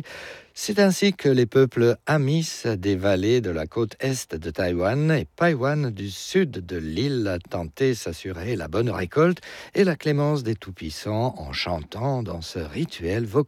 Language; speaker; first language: French; non-native, fluent; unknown